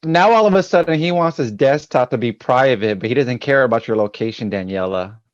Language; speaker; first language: English; native; English